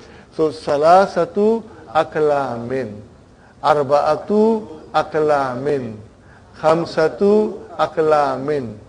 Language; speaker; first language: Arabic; non-native, fluent; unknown